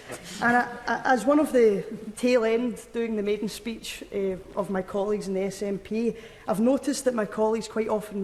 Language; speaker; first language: English; native; English